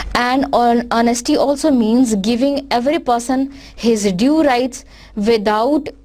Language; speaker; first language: English; non-native, local second language; Urdu